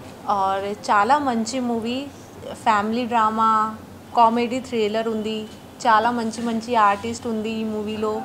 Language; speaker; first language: Telugu; non-native, learner; Hindi